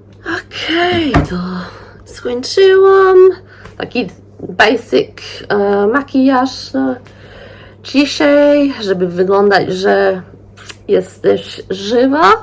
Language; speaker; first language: Polish; early bilingual, heritage; Polish